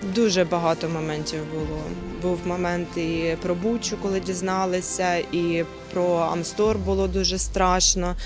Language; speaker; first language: Ukrainian; native; Ukrainian